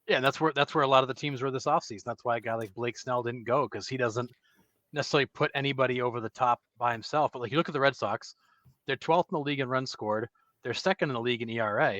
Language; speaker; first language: English; native; English